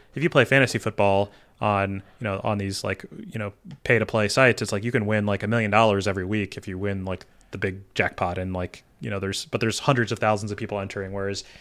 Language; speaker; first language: English; native; English